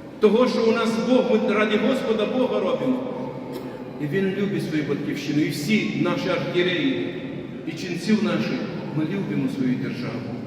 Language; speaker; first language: Ukrainian; non-native, local second language; Russian